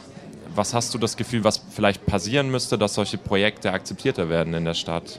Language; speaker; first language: German; native; German